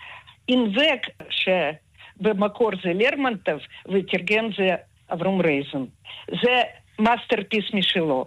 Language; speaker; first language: Hebrew; non-native, fluent; Russian